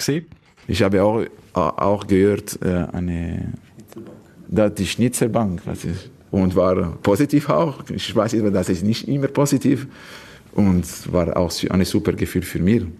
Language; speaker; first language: German; non-native, local second language; French